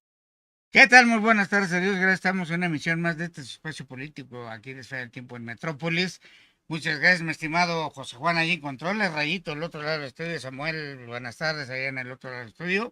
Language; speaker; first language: Spanish; native; Spanish